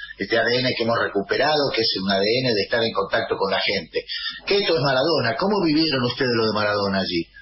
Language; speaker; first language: Spanish; native; Spanish